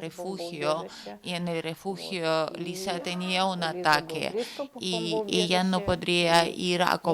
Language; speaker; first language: Spanish; non-native, fluent; Ukrainian